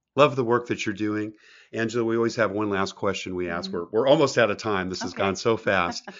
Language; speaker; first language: English; native; English